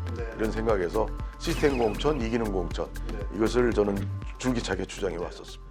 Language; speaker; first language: Korean; native; Korean